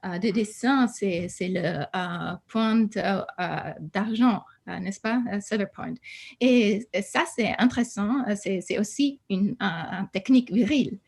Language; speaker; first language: French; non-native, fluent; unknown